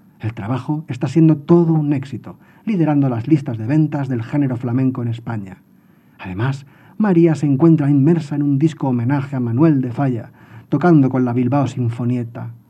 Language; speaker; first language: Spanish; native; Spanish